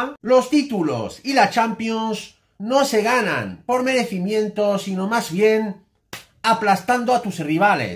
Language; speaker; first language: Spanish; native; Spanish